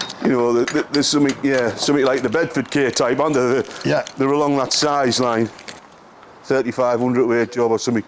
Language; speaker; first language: English; native; English